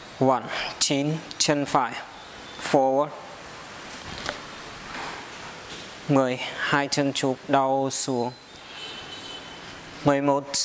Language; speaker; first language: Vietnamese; non-native, learner; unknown